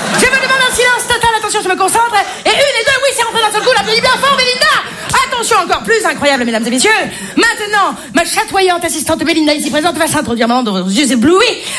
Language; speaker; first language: French; native; French